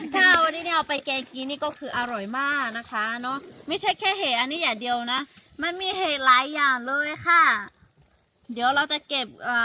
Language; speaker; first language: Thai; non-native, local second language; Lahu